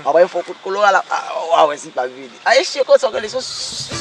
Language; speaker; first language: Haitian Creole; native; Haitian Creole